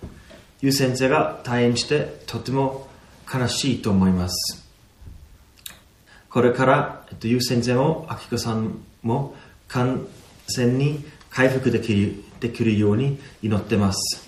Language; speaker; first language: Japanese; non-native, fluent; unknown